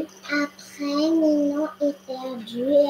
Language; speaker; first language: French; non-native, learner; Thai